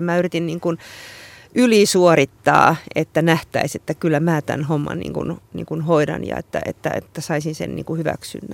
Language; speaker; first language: Finnish; native; Finnish